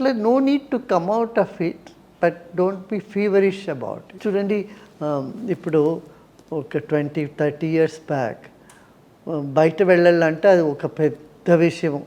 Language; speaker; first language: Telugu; non-native, local second language; Tamil